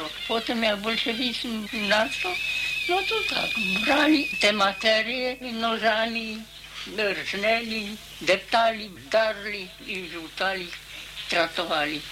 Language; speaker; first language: Polish; early bilingual, heritage; Polish